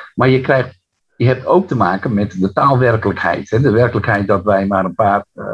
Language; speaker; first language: Dutch; non-native, local second language; Western Frisian